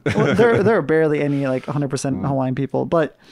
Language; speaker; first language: English; native; English